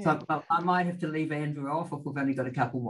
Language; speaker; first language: English; native; English